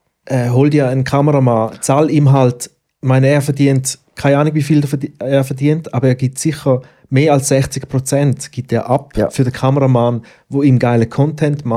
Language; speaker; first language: German; native; German